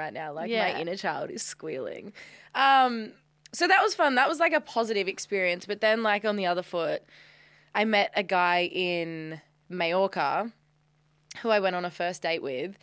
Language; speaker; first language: English; native; English